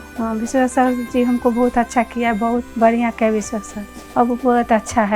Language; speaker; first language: Hindi; non-native, local second language; Bangla